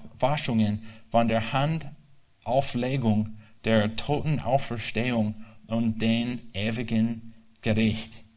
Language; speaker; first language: German; non-native, learner; English